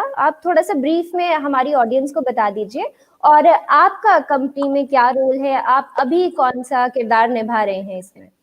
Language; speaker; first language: Hindi; native; Hindi